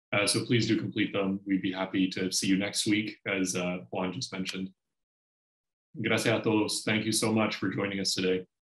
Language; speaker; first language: English; native; English